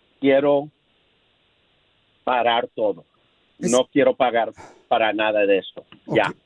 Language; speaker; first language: Spanish; non-native, learner; English